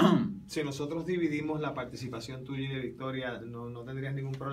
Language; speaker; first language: Spanish; native; Spanish